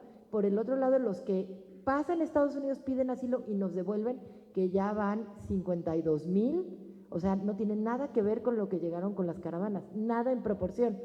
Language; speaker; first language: Spanish; native; Spanish